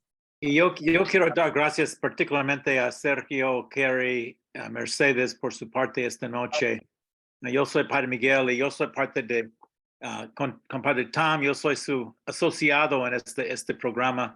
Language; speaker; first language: Spanish; non-native, fluent; English